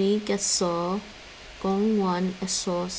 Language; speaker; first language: Korean; non-native, learner; English